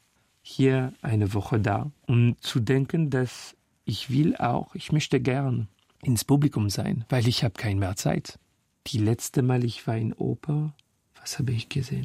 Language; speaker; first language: German; non-native, learner; French